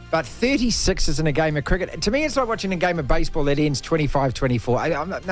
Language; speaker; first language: English; native; English